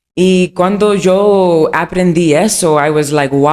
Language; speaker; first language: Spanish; non-native, learner; English